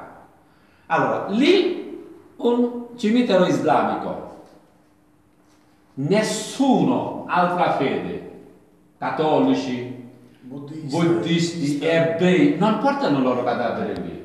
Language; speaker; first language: Italian; non-native, learner; Bangla